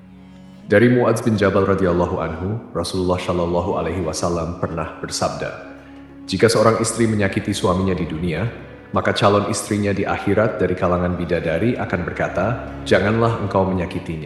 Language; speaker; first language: Indonesian; native; Indonesian